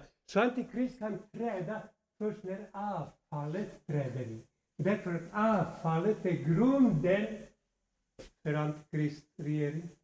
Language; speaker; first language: Swedish; non-native, fluent; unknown